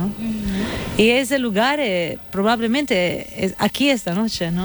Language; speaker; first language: Spanish; non-native, fluent; Italian